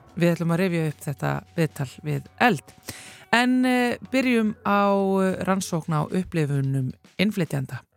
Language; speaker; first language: Icelandic; native; Icelandic